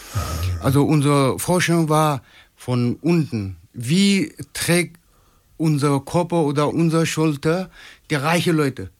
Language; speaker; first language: German; non-native, learner; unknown